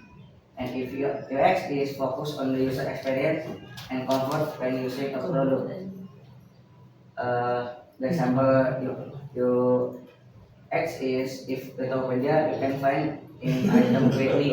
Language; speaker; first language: English; non-native, learner; Indonesian